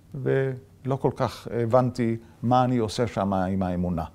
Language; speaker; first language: Hebrew; early bilingual, other home language; Yiddish